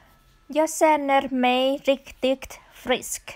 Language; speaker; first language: Swedish; non-native, fluent; Vietnamese